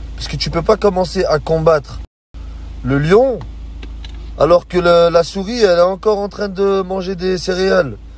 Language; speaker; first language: French; early bilingual, other home language; Arabic